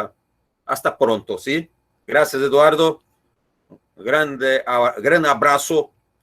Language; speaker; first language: Spanish; non-native, learner; Portuguese